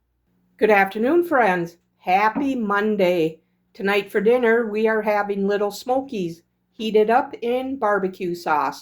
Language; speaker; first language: English; native; English